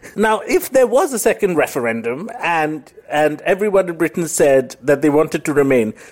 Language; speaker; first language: English; non-native, local second language; Bangla